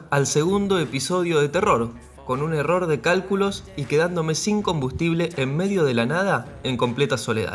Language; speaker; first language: Spanish; native; Spanish